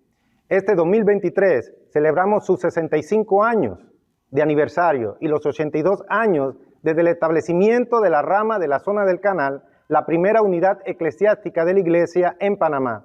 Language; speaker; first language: Spanish; native; Spanish